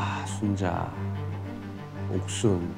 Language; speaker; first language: Korean; native; Korean